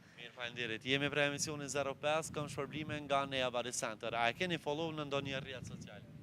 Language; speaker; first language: Albanian; native; Albanian